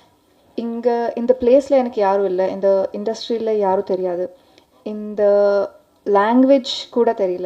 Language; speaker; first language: Tamil; non-native, learner; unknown